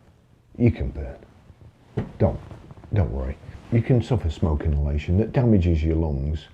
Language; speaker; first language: English; native; English